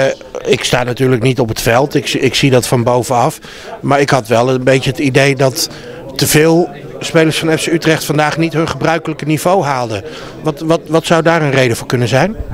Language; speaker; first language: Dutch; native; Dutch